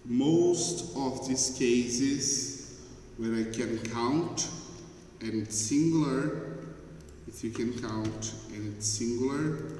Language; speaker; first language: English; non-native, fluent; Portuguese